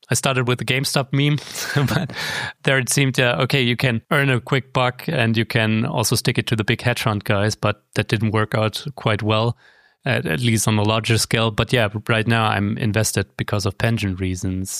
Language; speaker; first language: English; non-native, fluent; German